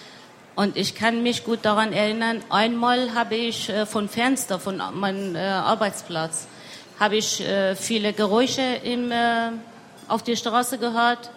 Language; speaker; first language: German; non-native, learner; Persian